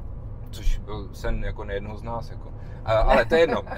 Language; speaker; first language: Czech; native; Czech